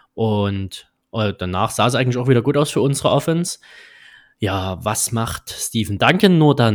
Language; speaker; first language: German; native; German